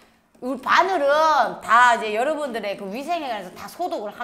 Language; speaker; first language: Korean; native; Korean